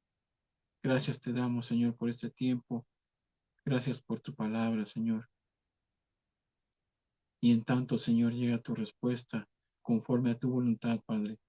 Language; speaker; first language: Spanish; native; Spanish